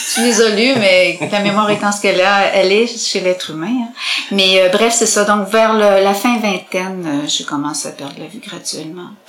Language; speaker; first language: French; native; French